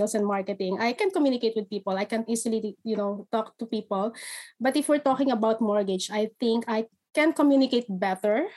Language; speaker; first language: English; non-native, local second language; Filipino